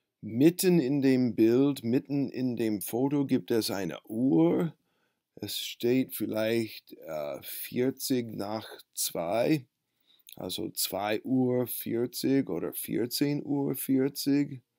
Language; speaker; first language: German; non-native, fluent; English